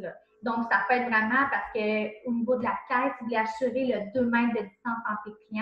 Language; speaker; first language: French; native; French